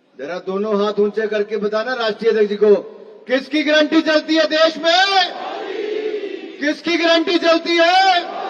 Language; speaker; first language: Hindi; native; Hindi